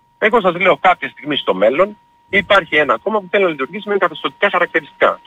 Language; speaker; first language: Greek; native; Greek